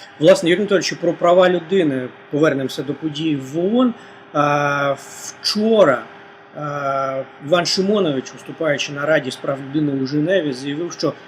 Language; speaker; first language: Ukrainian; native; Ukrainian